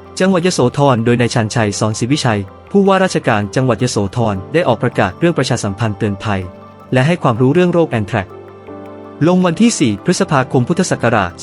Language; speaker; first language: Thai; native; Thai